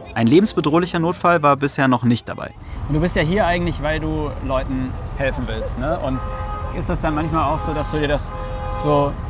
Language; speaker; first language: German; native; German